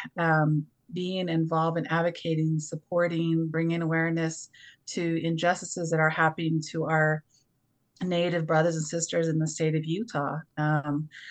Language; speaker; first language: English; native; English